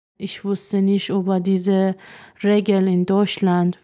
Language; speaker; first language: German; non-native, learner; Persian